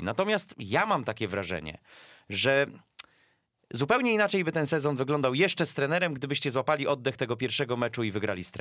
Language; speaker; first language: Polish; native; Polish